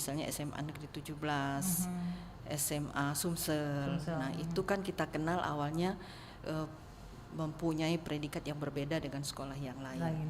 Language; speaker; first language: Indonesian; native; Indonesian